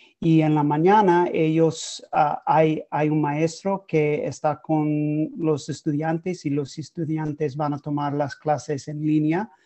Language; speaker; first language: Spanish; non-native, learner; English